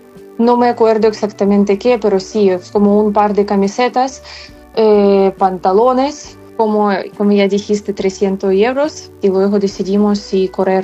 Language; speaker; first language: Spanish; non-native, fluent; Ukrainian